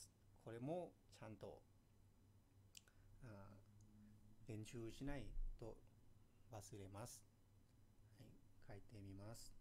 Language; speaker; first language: Japanese; non-native, fluent; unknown